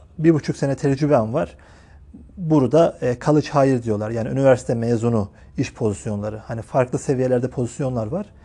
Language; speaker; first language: Turkish; native; Turkish